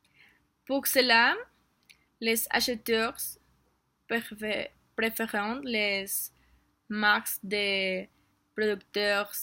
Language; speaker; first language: French; non-native, learner; Spanish